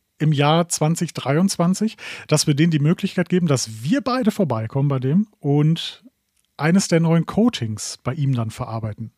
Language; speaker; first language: German; native; German